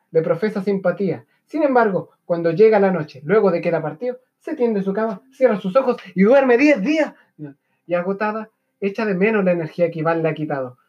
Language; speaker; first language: Spanish; native; Spanish